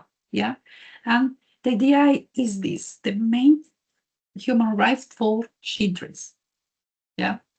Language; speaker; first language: English; non-native, learner; Spanish